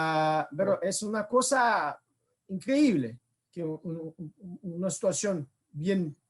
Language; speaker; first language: Spanish; non-native, fluent; Portuguese